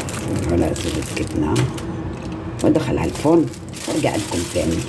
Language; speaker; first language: Arabic; native; Arabic